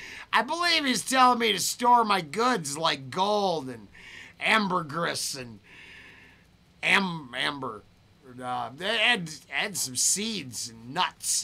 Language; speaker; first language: English; native; English